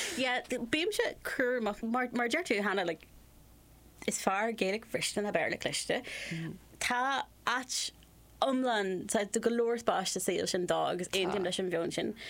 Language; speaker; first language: Irish; non-native, local second language; English